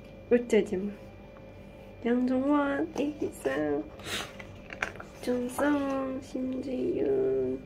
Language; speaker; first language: Korean; non-native, learner; Kazakh